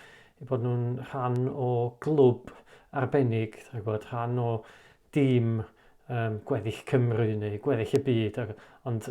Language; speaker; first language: Welsh; native; Welsh